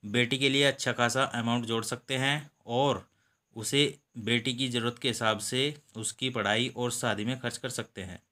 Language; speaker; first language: Hindi; native; Hindi